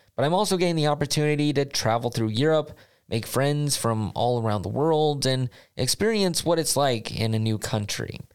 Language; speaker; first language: English; native; English